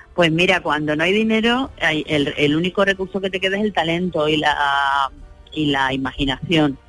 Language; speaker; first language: Spanish; native; Spanish